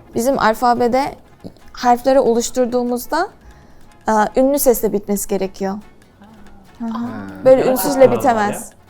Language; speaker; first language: Turkish; non-native, fluent; Korean